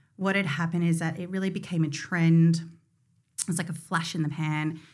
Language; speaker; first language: English; native; English